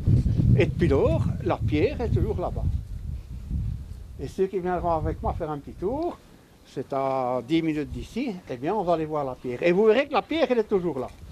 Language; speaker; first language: French; native; French